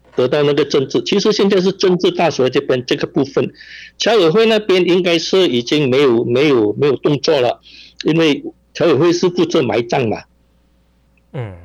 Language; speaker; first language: Chinese; non-native, local second language; Min Nan Chinese